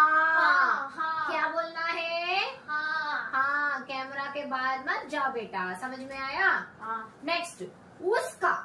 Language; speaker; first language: Hindi; non-native, local second language; Tamil